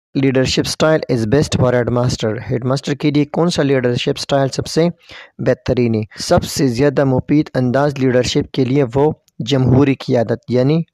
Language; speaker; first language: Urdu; non-native, local second language; Pashto